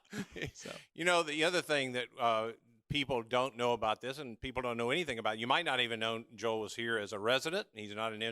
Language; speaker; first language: English; native; English